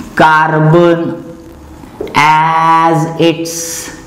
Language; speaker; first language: English; non-native, local second language; Marathi